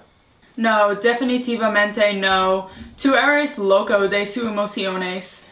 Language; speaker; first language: Spanish; non-native, learner; English